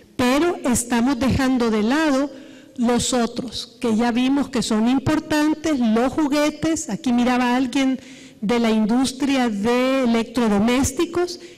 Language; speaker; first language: Spanish; native; Spanish